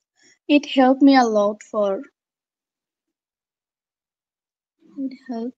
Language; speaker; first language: English; non-native, learner; Bangla